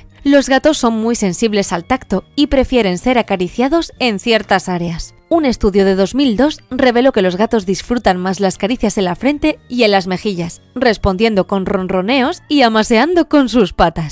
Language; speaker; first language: Spanish; native; Spanish